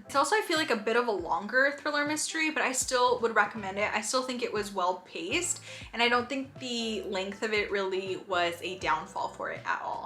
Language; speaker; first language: English; native; English